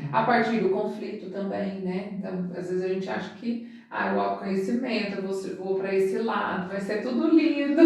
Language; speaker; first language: Portuguese; native; Portuguese